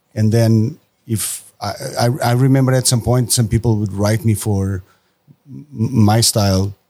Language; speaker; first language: English; non-native, fluent; Portuguese